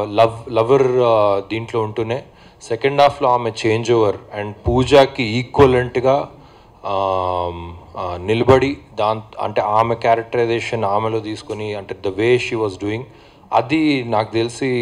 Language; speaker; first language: Telugu; native; Telugu